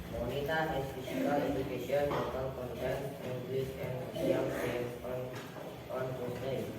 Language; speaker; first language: English; non-native, learner; Indonesian